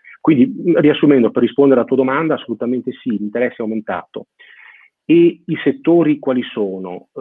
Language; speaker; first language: Italian; native; Italian